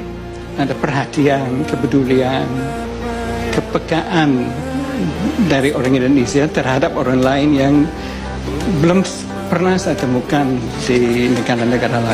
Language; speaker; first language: Indonesian; non-native, fluent; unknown